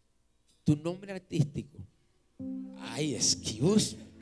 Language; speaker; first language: Spanish; native; Spanish